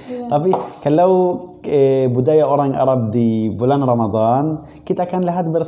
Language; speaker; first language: Indonesian; non-native, learner; Arabic